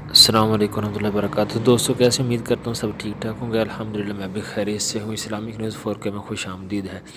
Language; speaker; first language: Urdu; non-native, local second language; Punjabi